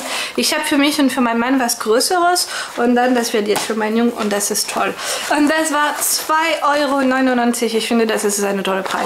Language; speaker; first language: German; non-native, fluent; French